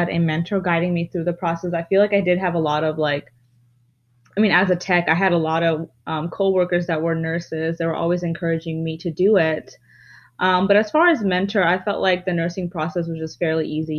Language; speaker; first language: English; non-native, local second language; Bangla